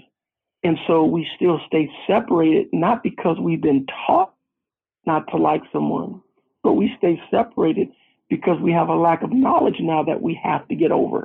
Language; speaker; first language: English; native; English